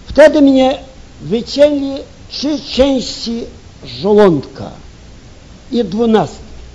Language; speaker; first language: Polish; early bilingual, heritage; Ukrainian